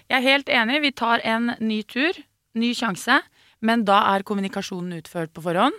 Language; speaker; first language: Norwegian; native; Norwegian